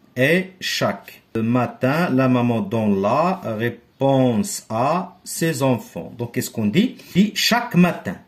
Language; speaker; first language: French; non-native, local second language; Arabic